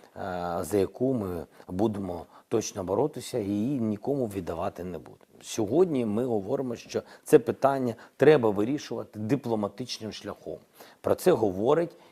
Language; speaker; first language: Ukrainian; non-native, local second language; Russian